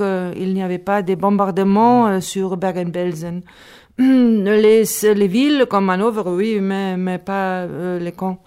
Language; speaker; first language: French; non-native, learner; Spanish